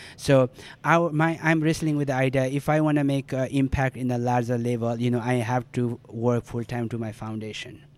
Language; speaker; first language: English; non-native, local second language; Nepali